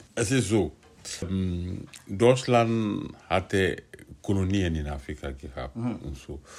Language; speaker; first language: German; non-native, fluent; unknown